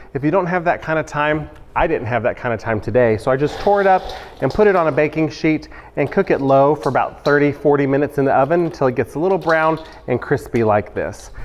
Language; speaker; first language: English; native; English